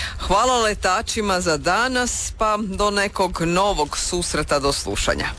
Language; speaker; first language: Croatian; native; Croatian